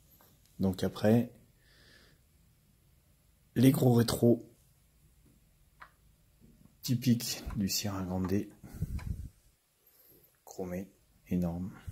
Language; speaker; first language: French; native; French